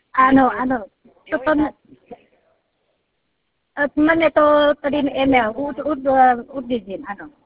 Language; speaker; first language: Czech; non-native, learner; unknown